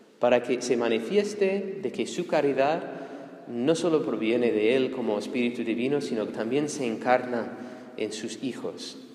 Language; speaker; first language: Spanish; non-native, fluent; English